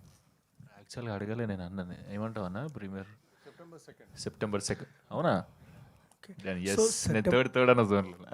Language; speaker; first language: Telugu; native; Telugu